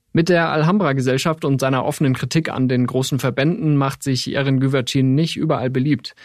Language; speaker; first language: German; native; German